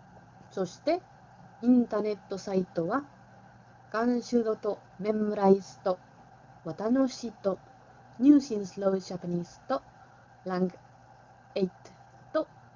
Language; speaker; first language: Japanese; non-native, learner; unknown